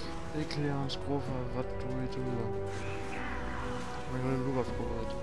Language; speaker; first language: German; native; German